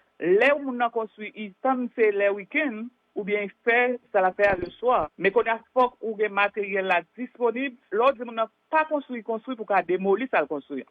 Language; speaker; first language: Haitian Creole; native; Haitian Creole